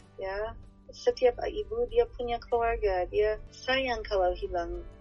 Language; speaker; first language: Indonesian; non-native, fluent; English